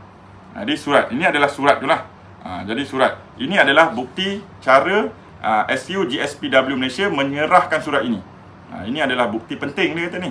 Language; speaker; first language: Malay; native; Malay